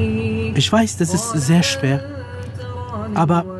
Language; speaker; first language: German; non-native, fluent; Kurdish